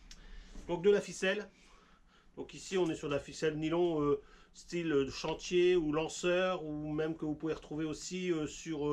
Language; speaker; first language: French; native; French